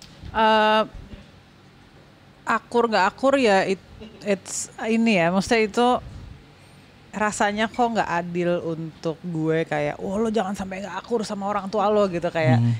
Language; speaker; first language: Indonesian; native; Indonesian